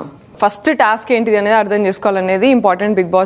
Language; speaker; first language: Telugu; native; Telugu